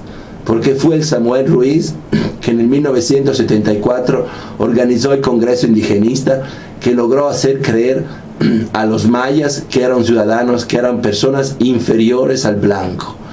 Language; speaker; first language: Spanish; non-native, fluent; Italian